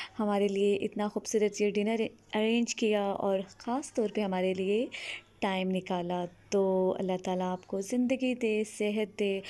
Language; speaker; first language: Hindi; native; Hindi